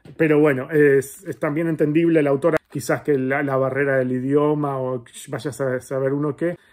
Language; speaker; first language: Spanish; native; Spanish